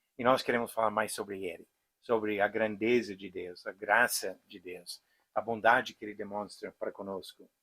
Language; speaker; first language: Portuguese; non-native, fluent; English